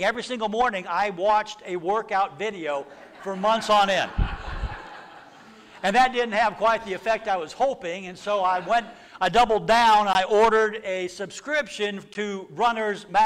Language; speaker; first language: English; native; English